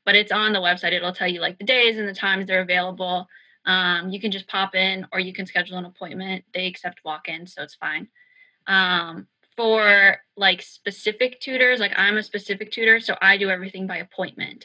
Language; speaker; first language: English; native; English